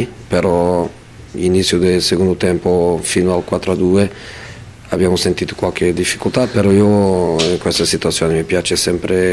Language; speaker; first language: Italian; non-native, fluent; Portuguese